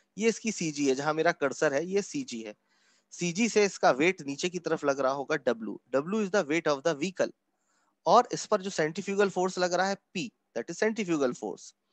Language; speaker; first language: Hindi; native; Hindi